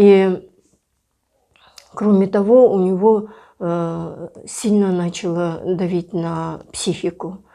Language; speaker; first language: Russian; native; Russian